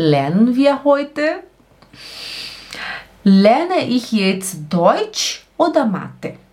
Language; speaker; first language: German; non-native, fluent; Portuguese